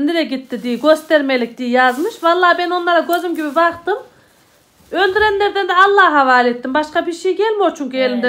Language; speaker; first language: Turkish; native; Turkish